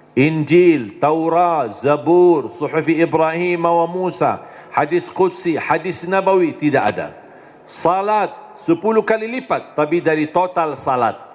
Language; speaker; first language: Indonesian; non-native, fluent; Arabic